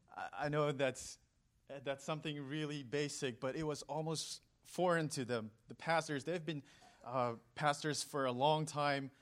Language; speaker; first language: English; non-native, local second language; Manipuri